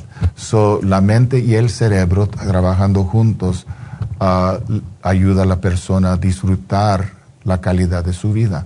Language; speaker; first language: Spanish; non-native, fluent; English